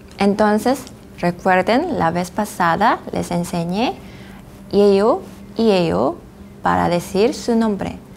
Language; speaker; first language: Spanish; non-native, fluent; Korean